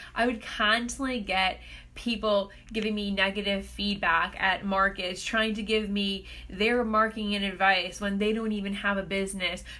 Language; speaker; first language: English; native; English